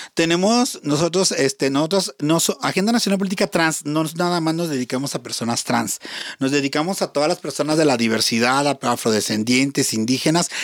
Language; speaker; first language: Spanish; native; Spanish